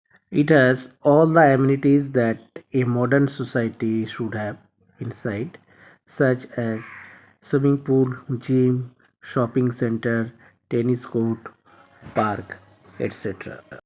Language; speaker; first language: English; non-native, local second language; Bangla